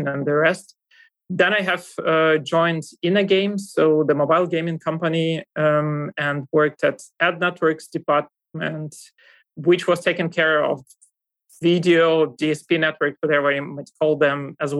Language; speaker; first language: English; non-native, fluent; Russian